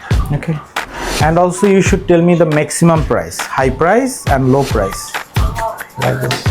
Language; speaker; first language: English; non-native, learner; Bangla